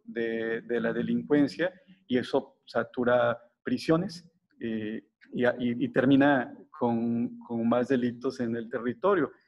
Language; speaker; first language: Spanish; native; Spanish